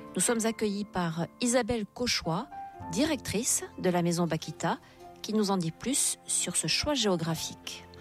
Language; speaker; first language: French; native; French